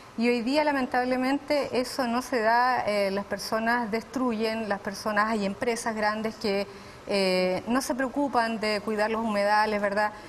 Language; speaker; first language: Spanish; native; Spanish